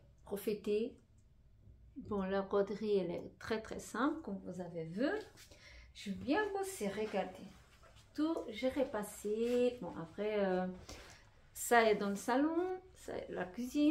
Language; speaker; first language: French; non-native, fluent; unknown